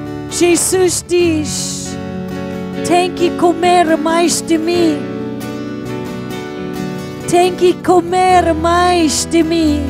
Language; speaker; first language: Portuguese; non-native, fluent; English